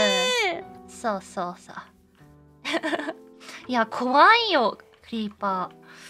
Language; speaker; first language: Japanese; non-native, learner; English